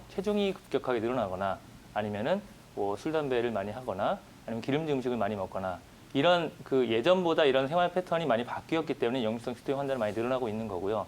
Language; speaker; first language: Korean; native; Korean